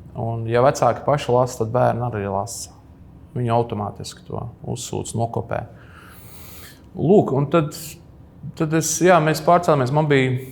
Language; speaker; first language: Latvian; native; Latvian